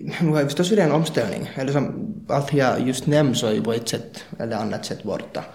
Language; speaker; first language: Swedish; native; Swedish